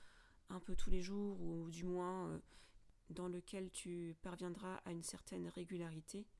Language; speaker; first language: French; native; French